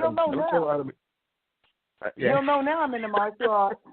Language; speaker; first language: English; native; English